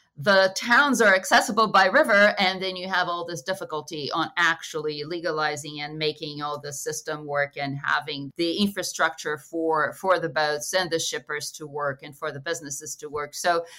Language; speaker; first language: English; non-native, fluent; Portuguese